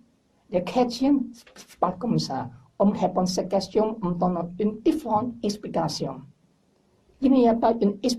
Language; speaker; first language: French; non-native, learner; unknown